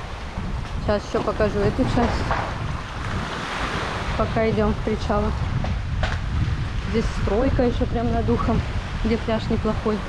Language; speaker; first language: Russian; native; Russian